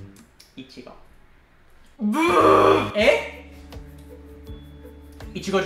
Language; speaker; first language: Japanese; non-native, learner; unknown